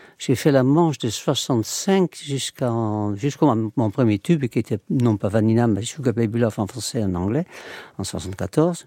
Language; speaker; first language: French; non-native, fluent; Dutch